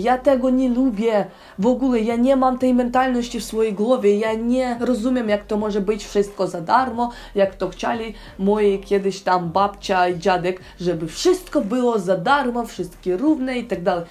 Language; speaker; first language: Polish; non-native, learner; Ukrainian